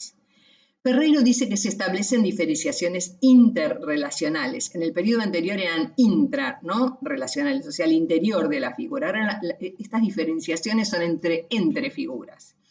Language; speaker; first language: Spanish; native; Spanish